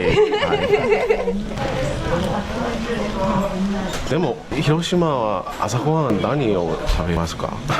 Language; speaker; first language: Japanese; non-native, learner; Korean